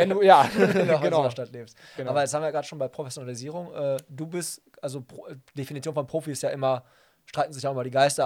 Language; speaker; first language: German; native; German